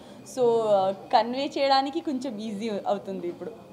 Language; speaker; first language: Telugu; non-native, learner; Gujarati